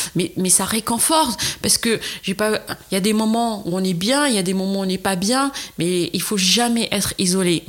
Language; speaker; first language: French; non-native, local second language; Arabic